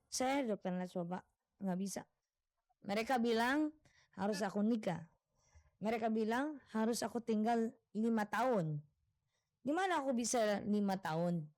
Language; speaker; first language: Indonesian; non-native, fluent; Filipino